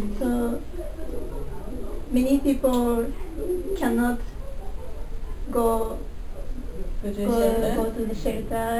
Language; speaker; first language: English; non-native, local second language; Malay